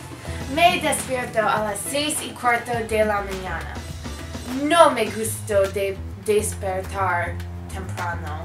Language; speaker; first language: Spanish; non-native, learner; English